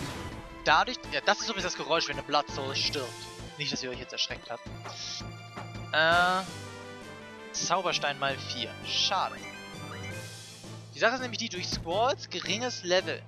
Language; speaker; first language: German; native; German